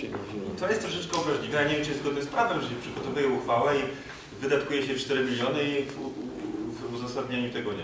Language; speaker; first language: Polish; native; Polish